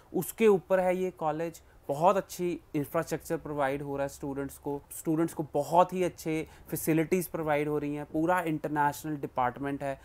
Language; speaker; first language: Hindi; non-native, local second language; Punjabi